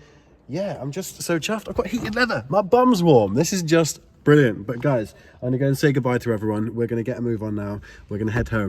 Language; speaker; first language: English; native; English